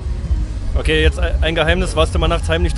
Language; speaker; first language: German; native; German